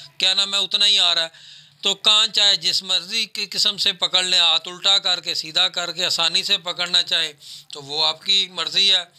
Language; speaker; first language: Urdu; non-native, local second language; Punjabi